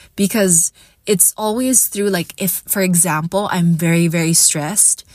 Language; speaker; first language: English; non-native, local second language; Hiligaynon